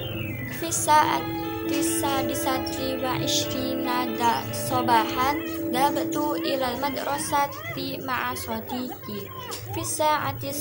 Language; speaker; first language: Arabic; non-native, learner; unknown